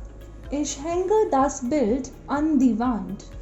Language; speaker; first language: German; non-native, fluent; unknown